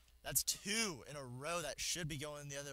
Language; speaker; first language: English; native; English